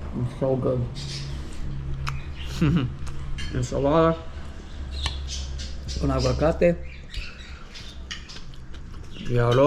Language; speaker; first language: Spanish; early bilingual, heritage; English